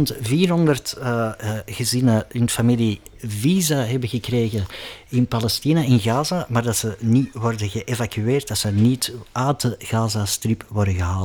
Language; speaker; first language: Dutch; native; Dutch